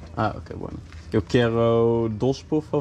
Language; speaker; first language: Spanish; non-native, learner; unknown